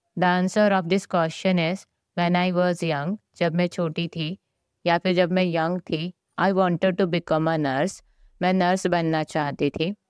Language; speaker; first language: Hindi; native; Hindi